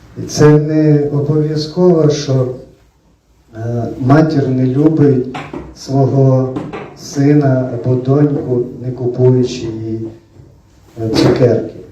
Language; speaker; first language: Ukrainian; non-native, local second language; Russian